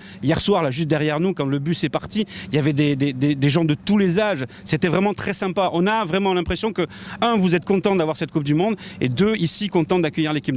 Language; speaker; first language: French; native; French